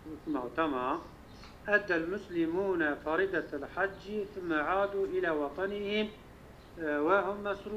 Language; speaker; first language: Arabic; non-native, learner; Turkish